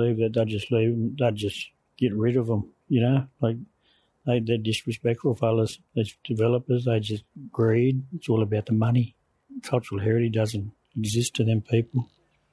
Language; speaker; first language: English; native; English